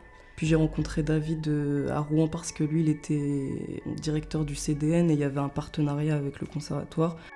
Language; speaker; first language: French; native; French